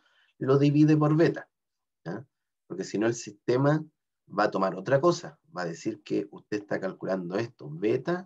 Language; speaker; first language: Spanish; native; Spanish